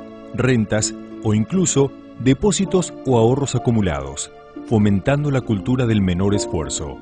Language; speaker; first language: Spanish; native; Spanish